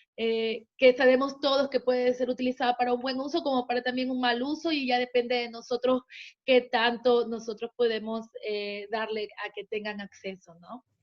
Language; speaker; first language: Spanish; native; Spanish